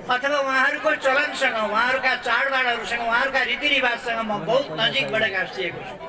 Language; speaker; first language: Nepali; native; Nepali